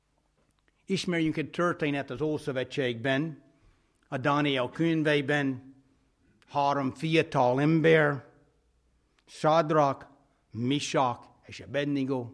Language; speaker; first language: Hungarian; non-native, fluent; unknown